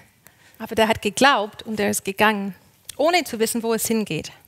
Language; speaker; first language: German; non-native, fluent; English